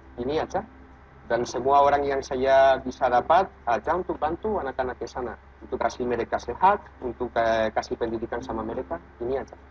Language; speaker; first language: Indonesian; non-native, fluent; Catalan